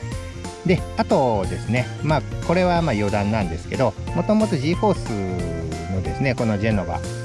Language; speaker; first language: Japanese; native; Japanese